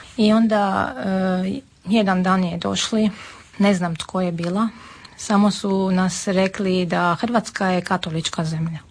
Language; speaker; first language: Serbian; non-native, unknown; Armenian